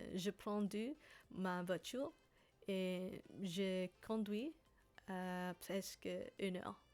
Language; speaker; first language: French; non-native, learner; English